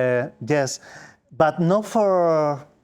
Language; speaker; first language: English; non-native, learner; Spanish